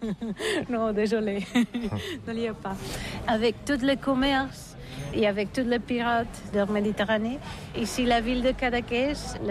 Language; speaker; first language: French; non-native, local second language; Catalan